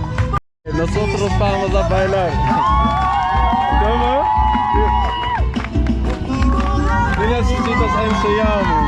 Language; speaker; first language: Spanish; non-native, learner; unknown